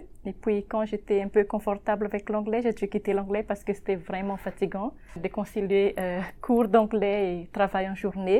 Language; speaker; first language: French; non-native, local second language; Malagasy